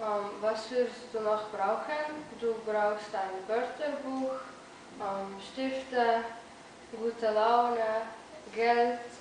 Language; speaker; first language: German; non-native, learner; Slovenian